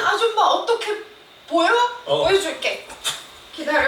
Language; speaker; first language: Korean; non-native, learner; Arabic